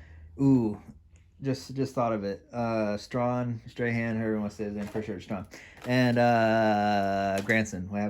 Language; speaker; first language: English; native; English